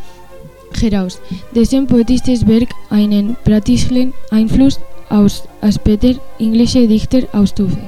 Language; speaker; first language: German; non-native, learner; Spanish